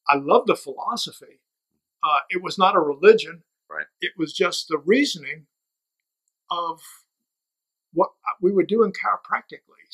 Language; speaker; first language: English; native; English